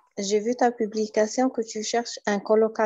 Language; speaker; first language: French; non-native, learner; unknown